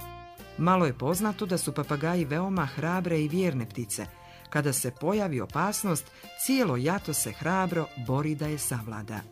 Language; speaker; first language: Croatian; native; Croatian